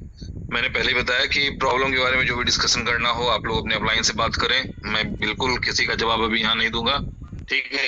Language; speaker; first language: Hindi; native; Hindi